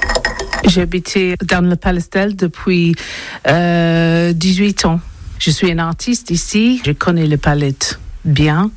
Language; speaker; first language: French; non-native, learner; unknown